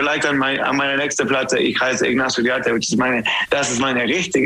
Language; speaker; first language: German; non-native, fluent; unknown